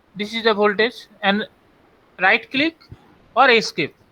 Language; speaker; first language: English; non-native, local second language; Bangla